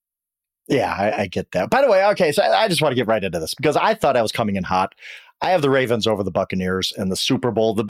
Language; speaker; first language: English; native; English